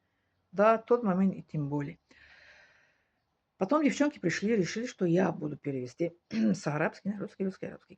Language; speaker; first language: Russian; non-native, learner; Tajik